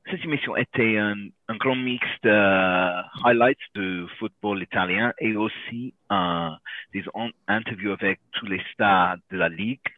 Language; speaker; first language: French; non-native, learner; English